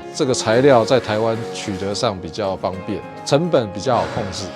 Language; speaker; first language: Chinese; native; Chinese